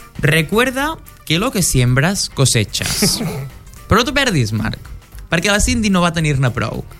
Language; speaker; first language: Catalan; non-native, local second language; Spanish